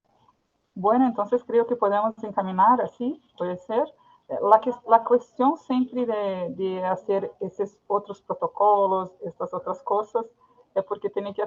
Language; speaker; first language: Spanish; non-native, fluent; Portuguese